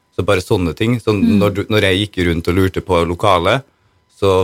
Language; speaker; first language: Norwegian; native; Norwegian